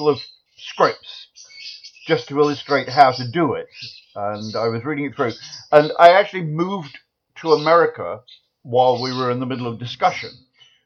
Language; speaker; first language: English; native; English